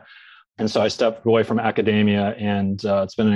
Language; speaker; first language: English; native; English